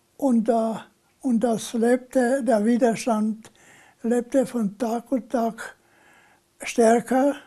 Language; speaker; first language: German; non-native, local second language; Slovenian